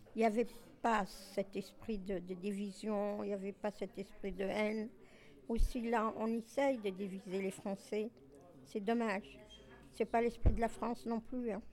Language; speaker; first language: French; non-native, local second language; Arabic